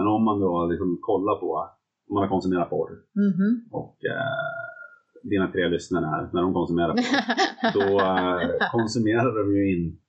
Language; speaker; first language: Swedish; native; Swedish